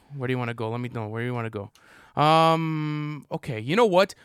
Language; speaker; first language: English; native; English